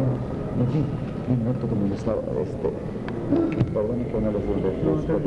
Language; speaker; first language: Spanish; native; Spanish